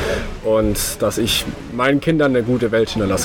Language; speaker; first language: German; native; German